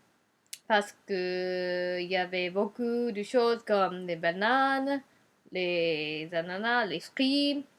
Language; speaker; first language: French; non-native, learner; Japanese